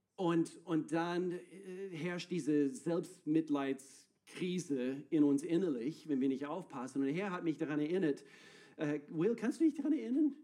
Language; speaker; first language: German; non-native, fluent; English